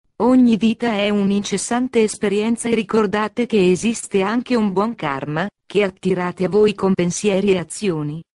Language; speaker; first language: Italian; native; Italian